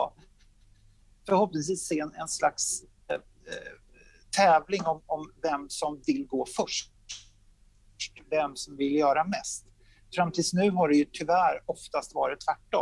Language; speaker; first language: Swedish; native; Swedish